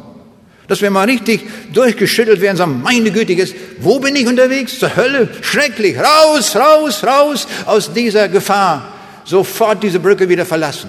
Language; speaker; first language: German; native; German